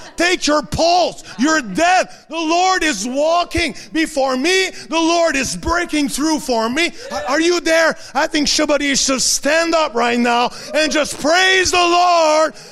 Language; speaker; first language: English; non-native, fluent; French